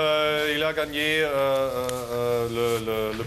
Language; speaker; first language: French; non-native, learner; German